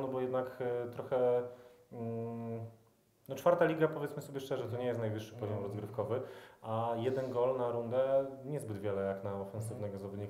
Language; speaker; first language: Polish; native; Polish